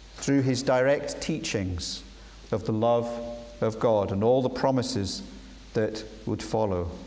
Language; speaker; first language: English; native; English